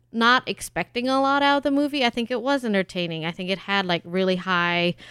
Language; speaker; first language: English; early bilingual, other home language; German